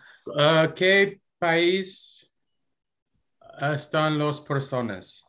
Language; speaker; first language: Spanish; non-native, learner; English